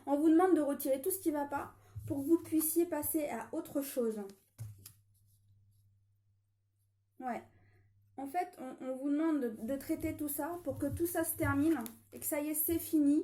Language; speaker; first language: French; native; French